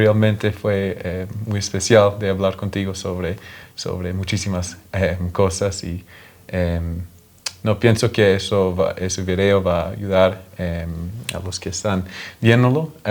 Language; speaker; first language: Spanish; non-native, fluent; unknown